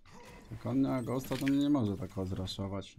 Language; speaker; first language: Polish; native; Polish